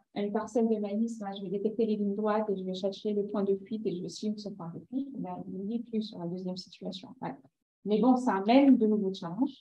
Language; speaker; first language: French; native; French